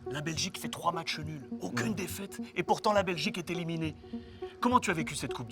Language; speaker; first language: French; native; French